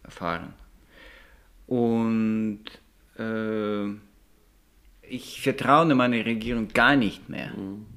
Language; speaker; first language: German; non-native, learner; Russian